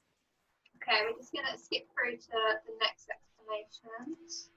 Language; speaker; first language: English; native; English